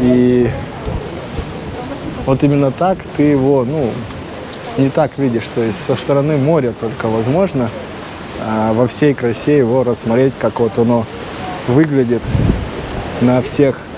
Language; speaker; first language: Russian; native; Russian